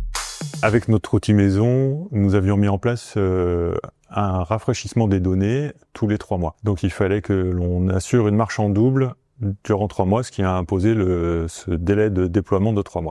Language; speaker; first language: French; native; French